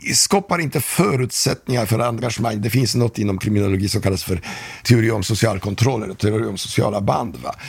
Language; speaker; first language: Swedish; non-native, fluent; Polish